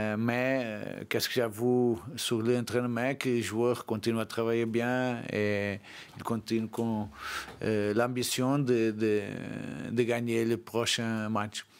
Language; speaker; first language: French; non-native, learner; Portuguese